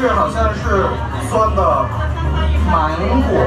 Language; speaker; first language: Chinese; non-native, fluent; Thai